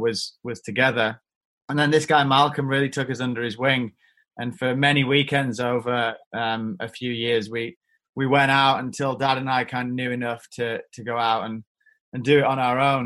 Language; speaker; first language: English; native; English